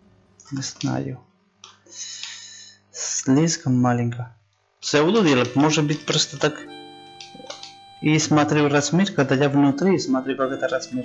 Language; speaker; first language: Russian; non-native, learner; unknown